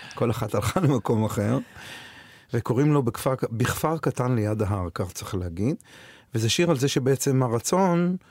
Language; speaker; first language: Hebrew; native; Hebrew